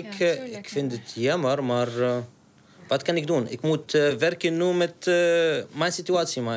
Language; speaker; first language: Dutch; non-native, learner; Arabic